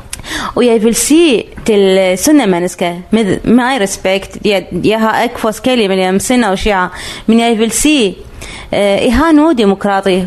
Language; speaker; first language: Danish; non-native, learner; Arabic